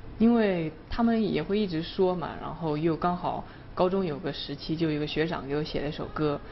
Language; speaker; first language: Chinese; native; Chinese